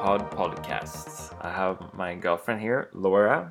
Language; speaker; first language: English; non-native, fluent; Swedish